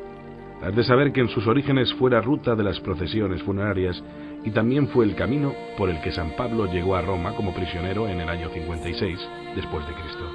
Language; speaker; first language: Spanish; native; Spanish